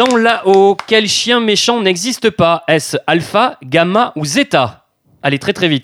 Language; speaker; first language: French; native; French